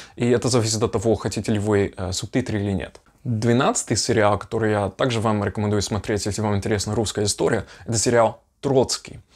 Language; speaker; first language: Russian; non-native, fluent; Dutch